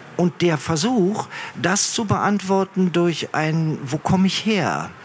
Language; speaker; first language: German; early bilingual, other home language; Arabic